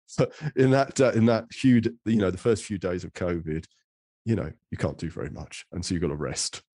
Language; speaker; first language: English; native; English